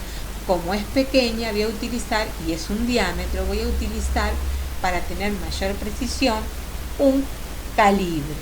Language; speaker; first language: Spanish; native; Spanish